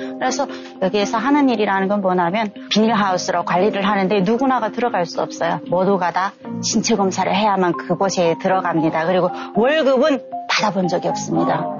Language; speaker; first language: Korean; native; Korean